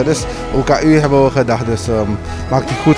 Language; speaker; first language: Dutch; native; Dutch